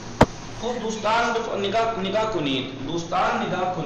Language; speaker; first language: Persian; non-native, fluent; Urdu